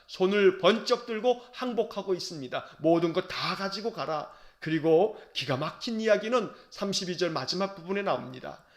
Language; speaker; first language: Korean; native; Korean